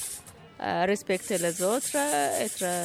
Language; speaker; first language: French; non-native, learner; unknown